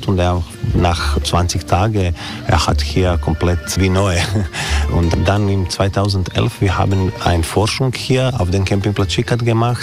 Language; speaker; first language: German; non-native, learner; Croatian